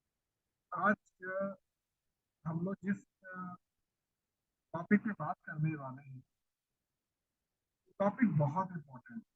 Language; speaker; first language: Hindi; native; Hindi